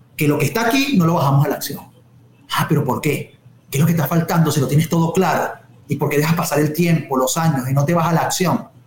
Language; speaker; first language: Spanish; native; Spanish